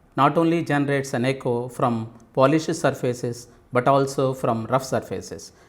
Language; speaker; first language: English; non-native, local second language; Telugu